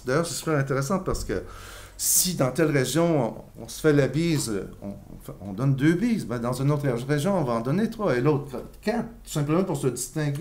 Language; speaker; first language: French; non-native, fluent; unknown